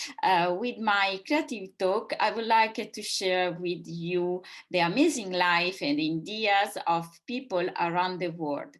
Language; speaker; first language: English; non-native, fluent; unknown